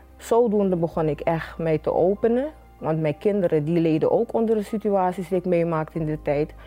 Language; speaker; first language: Dutch; native; Dutch